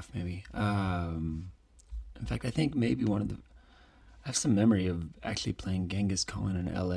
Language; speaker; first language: English; native; English